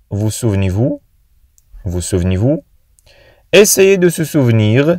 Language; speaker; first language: French; non-native, fluent; Arabic